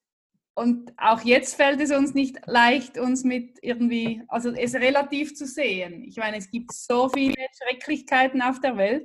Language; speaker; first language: German; native; German